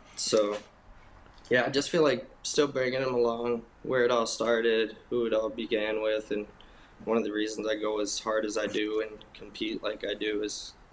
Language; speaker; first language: English; native; English